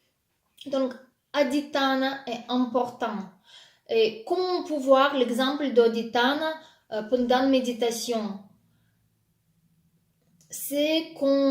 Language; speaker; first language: French; non-native, fluent; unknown